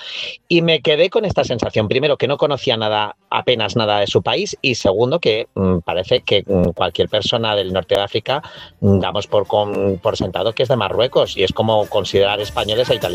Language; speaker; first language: Spanish; native; Spanish